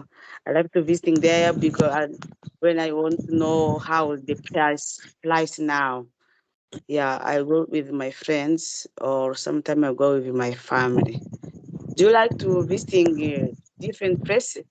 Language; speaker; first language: English; non-native, learner; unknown